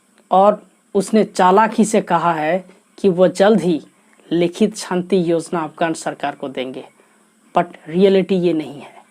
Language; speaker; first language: Hindi; non-native, local second language; Assamese